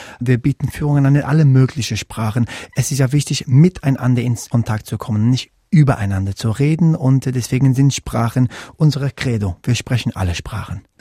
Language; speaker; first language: German; non-native, fluent; English